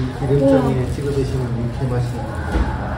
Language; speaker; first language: Korean; native; Korean